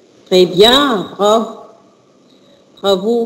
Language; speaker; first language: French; non-native, fluent; Arabic